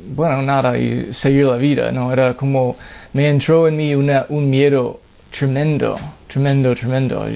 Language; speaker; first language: Spanish; non-native, fluent; English